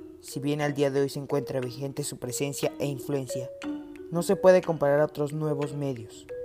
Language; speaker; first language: Spanish; native; Spanish